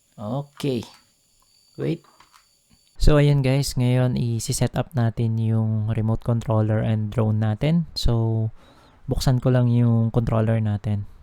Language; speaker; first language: Filipino; native; Filipino